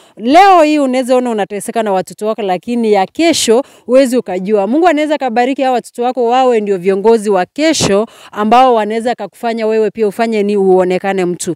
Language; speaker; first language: Swahili; non-native, local second language; Gusii